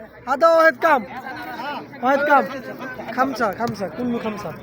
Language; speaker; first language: Arabic; non-native, learner; Bangla